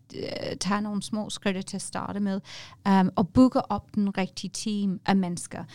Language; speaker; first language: Danish; non-native, fluent; English